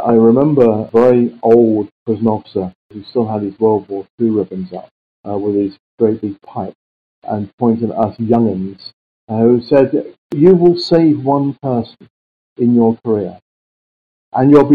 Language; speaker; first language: English; native; English